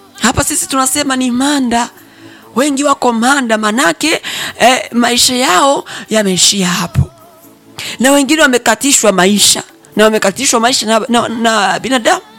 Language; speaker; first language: Swahili; non-native, local second language; Rundi